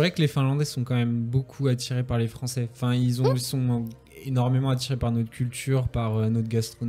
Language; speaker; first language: French; native; French